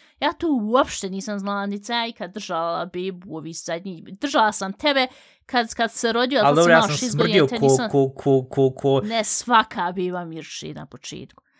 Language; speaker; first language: Bosnian; early bilingual, heritage; Bosnian